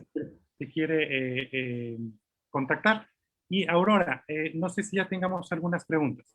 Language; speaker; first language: Spanish; native; Spanish